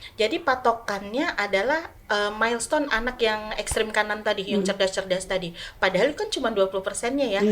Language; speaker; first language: Indonesian; non-native, local second language; Sundanese